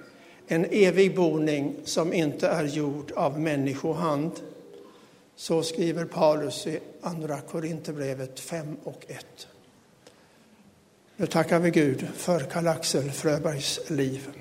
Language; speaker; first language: Swedish; native; Swedish